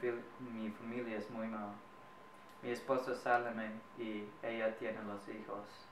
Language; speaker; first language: Spanish; non-native, learner; English